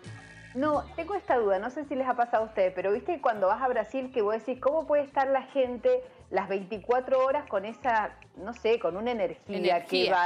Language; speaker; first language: Spanish; native; Spanish